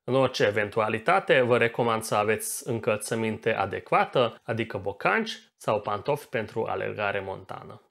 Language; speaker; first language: Romanian; non-native, local second language; Hungarian